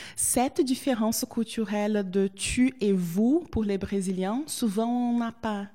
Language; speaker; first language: French; non-native, fluent; Portuguese